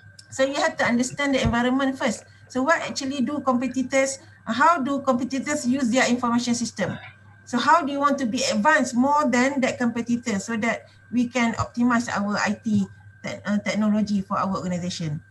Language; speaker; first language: English; non-native, local second language; Malay